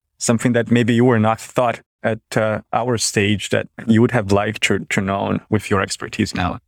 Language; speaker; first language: English; non-native, fluent; Portuguese